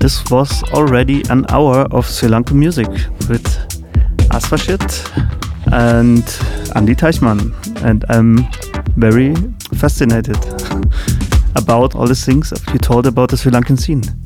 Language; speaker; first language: English; non-native, fluent; German